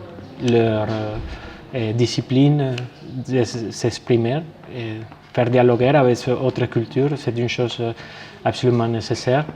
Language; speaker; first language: French; non-native, fluent; Spanish